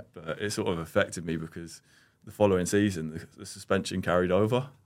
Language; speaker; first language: English; native; English